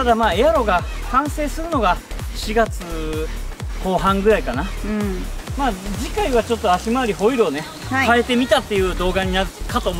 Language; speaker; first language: Japanese; native; Japanese